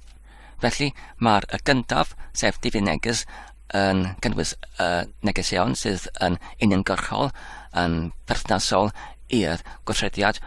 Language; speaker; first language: Welsh; non-native, learner; Polish